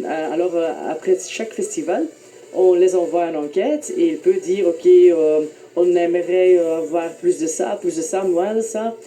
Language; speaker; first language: French; non-native, local second language; Dutch